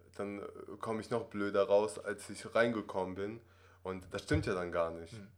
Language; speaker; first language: German; early bilingual, other home language; Russian